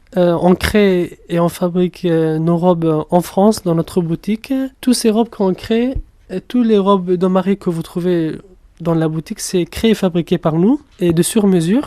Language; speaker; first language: French; non-native, fluent; Kurdish